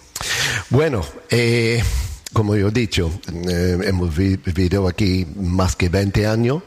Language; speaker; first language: Spanish; non-native, learner; English